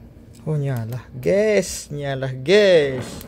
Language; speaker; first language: Indonesian; native; Indonesian